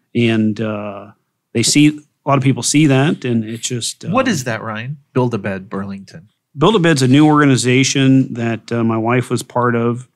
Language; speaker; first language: English; native; English